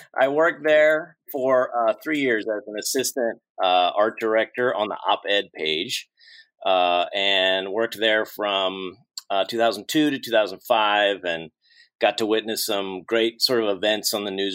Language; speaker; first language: English; native; English